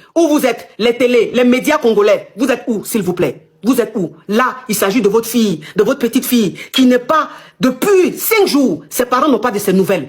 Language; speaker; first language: French; non-native, local second language; Lingala